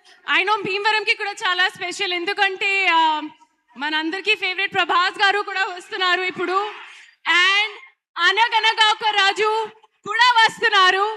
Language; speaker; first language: Telugu; non-native, learner; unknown